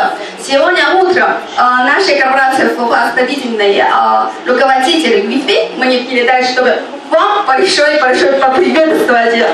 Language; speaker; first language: Russian; non-native, learner; Chinese